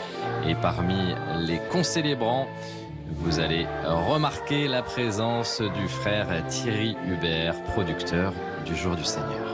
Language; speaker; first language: French; native; French